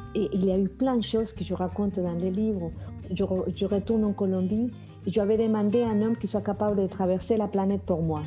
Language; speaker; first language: French; non-native, fluent; Spanish